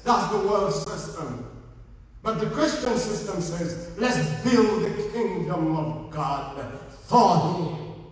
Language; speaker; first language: English; non-native, fluent; Haitian Creole